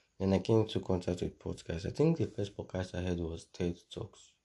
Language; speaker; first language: English; non-native, local second language; Yoruba